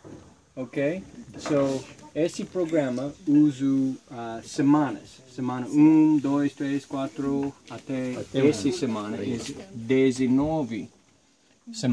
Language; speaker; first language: Portuguese; non-native, learner; English